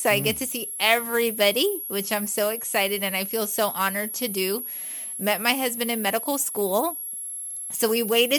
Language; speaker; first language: English; native; English